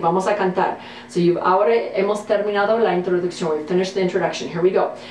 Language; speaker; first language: Spanish; non-native, fluent; English